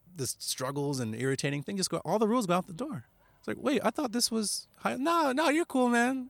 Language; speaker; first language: English; native; English